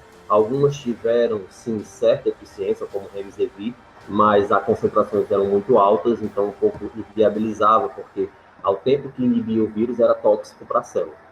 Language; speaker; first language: Portuguese; native; Portuguese